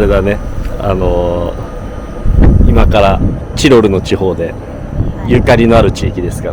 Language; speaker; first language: Japanese; native; Japanese